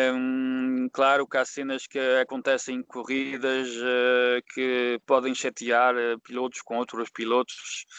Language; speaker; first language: Portuguese; early bilingual, heritage; Portuguese